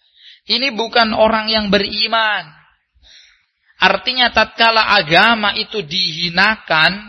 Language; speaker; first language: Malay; non-native, local second language; Javanese